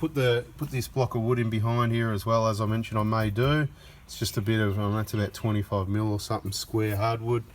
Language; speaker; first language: English; native; English